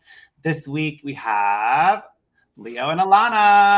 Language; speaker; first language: English; native; English